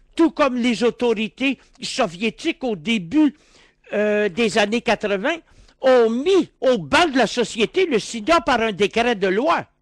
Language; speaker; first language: French; native; French